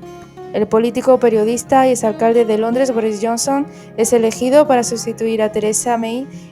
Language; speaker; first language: Spanish; native; Spanish